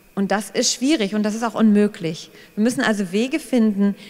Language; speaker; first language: German; native; German